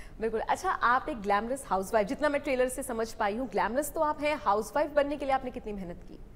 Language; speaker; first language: Hindi; native; Hindi